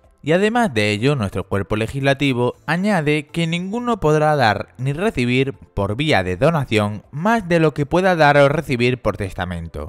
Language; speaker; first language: Spanish; native; Spanish